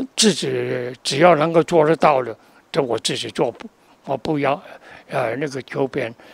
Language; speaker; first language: Chinese; non-native, local second language; Cantonese